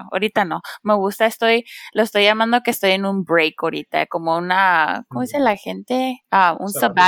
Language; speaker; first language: Spanish; early bilingual, heritage; Spanish